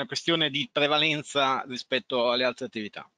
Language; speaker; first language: Italian; native; Italian